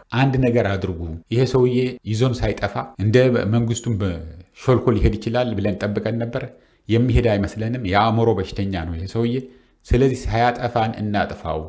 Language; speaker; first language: Amharic; non-native, local second language; Tigrinya